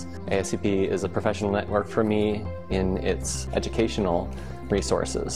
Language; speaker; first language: English; native; English